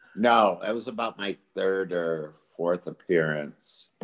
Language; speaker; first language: English; native; English